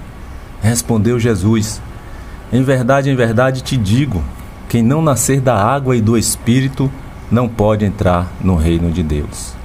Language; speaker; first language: Portuguese; native; Portuguese